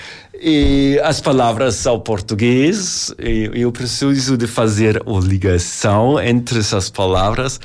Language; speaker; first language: Portuguese; non-native, learner; German